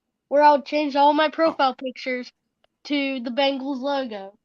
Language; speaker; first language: English; native; English